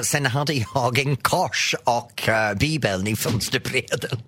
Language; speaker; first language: Swedish; non-native, fluent; English